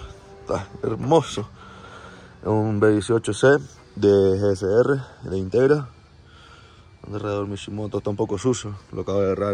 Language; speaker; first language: Spanish; native; Spanish